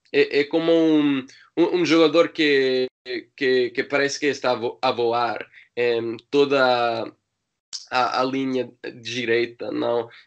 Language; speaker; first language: Portuguese; non-native, learner; English